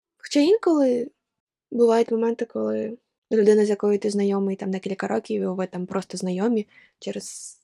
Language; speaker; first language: Ukrainian; non-native, local second language; Russian